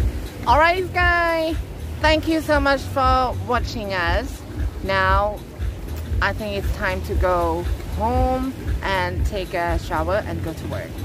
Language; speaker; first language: English; non-native, learner; Thai